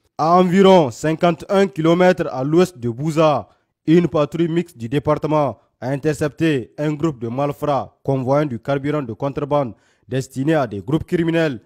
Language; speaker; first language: French; non-native, local second language; Hausa